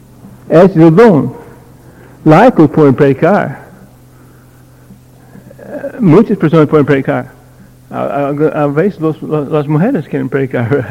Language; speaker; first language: Spanish; non-native, learner; English